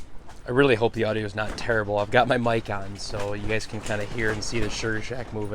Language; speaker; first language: English; native; English